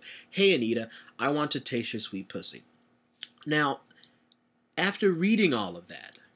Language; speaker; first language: English; native; English